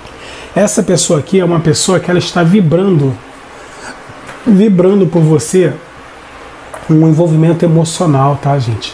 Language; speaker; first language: Portuguese; native; Portuguese